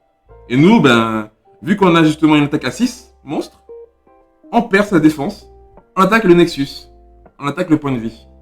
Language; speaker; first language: French; native; French